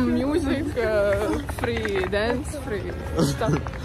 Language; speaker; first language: English; non-native, fluent; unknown